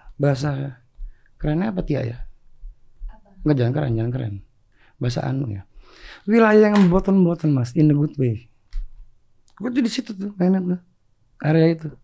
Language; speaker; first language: Indonesian; native; Indonesian